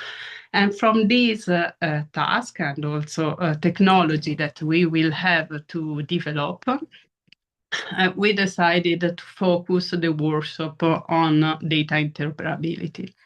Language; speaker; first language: English; non-native, fluent; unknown